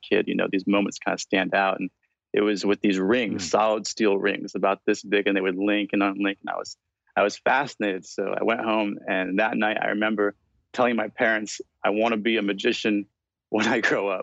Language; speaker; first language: English; native; English